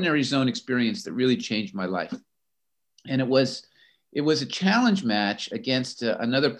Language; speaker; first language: English; native; English